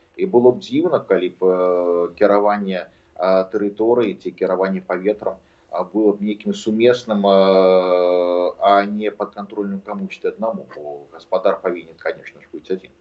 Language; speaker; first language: Belarusian; non-native, local second language; Russian